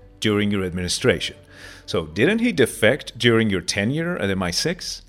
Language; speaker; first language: English; non-native, fluent; Persian